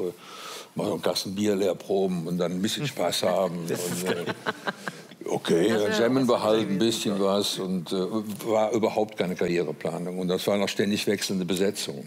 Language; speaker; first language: German; native; German